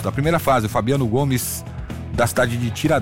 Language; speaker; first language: Portuguese; native; Portuguese